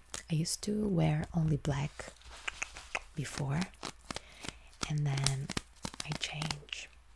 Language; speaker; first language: English; non-native, fluent; Italian